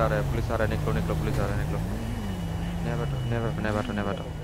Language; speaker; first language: Hindi; native; Hindi